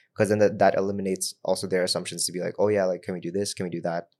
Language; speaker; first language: English; non-native, local second language; Filipino